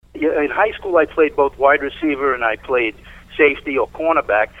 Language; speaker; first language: English; native; English